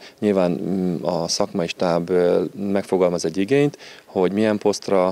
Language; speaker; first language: Hungarian; native; Hungarian